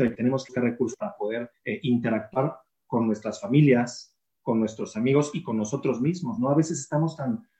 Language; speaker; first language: Spanish; native; Spanish